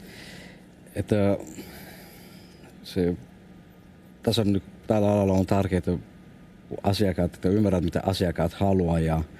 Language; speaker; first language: Finnish; non-native, fluent; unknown